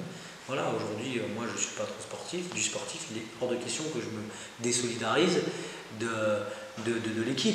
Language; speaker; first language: French; native; French